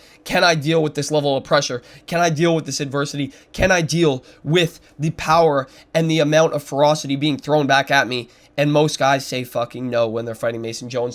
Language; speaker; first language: English; native; English